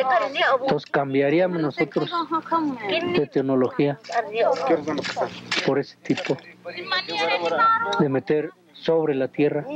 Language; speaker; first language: Spanish; non-native, local second language; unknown